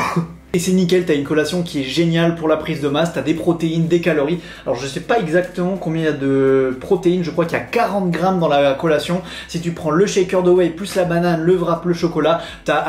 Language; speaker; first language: French; native; French